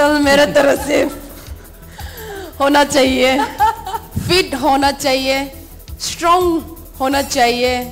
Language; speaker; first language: Hindi; non-native, local second language; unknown